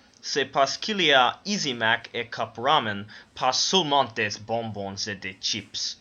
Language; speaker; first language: French; non-native, learner; English